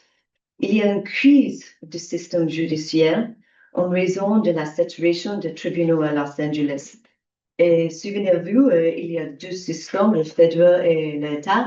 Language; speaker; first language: French; non-native, learner; English